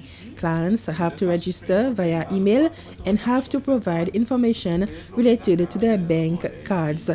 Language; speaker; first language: English; non-native, local second language; Seselwa Creole French